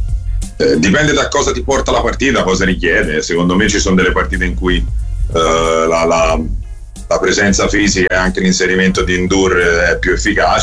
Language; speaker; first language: Italian; native; Italian